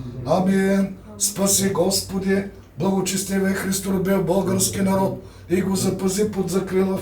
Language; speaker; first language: Bulgarian; native; Bulgarian